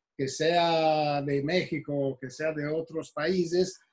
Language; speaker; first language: Spanish; non-native, fluent; Italian